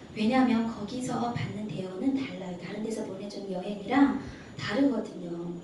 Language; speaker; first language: Korean; early bilingual, heritage; Korean